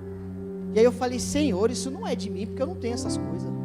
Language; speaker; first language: Portuguese; native; Portuguese